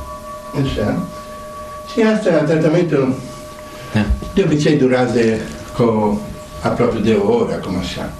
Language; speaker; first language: Romanian; non-native, learner; Italian